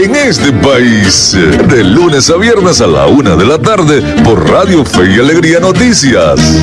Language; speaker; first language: Spanish; native; Spanish